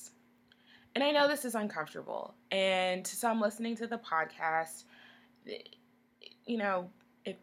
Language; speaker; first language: English; native; English